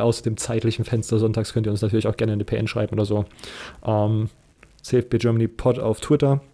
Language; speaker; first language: German; native; German